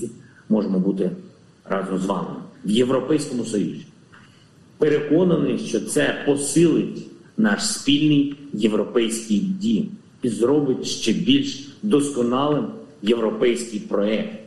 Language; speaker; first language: Ukrainian; non-native, local second language; Russian